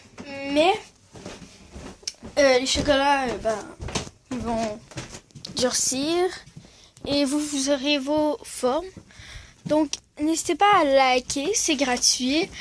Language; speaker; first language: French; native; French